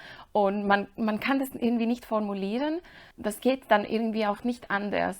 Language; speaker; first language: German; non-native, fluent; Slovak